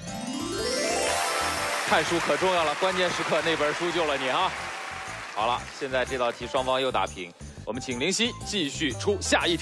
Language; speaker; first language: Chinese; native; Chinese